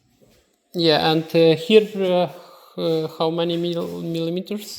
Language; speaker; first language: English; non-native, learner; Ukrainian